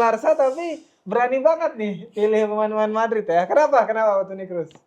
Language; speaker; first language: Indonesian; native; Indonesian